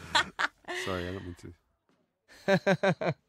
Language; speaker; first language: English; native; English